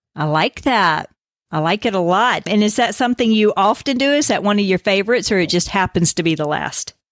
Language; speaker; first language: English; native; English